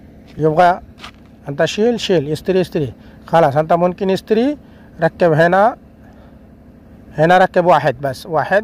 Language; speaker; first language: Arabic; non-native, learner; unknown